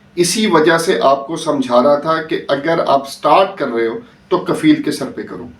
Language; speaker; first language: Urdu; native; Urdu